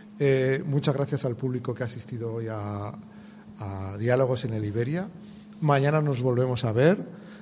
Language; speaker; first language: Spanish; native; Spanish